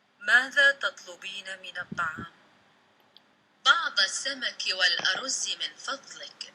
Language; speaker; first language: Arabic; non-native, learner; Indonesian